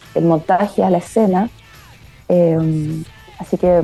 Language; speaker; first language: Spanish; native; Spanish